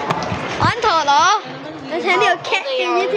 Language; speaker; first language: Cantonese; native; Cantonese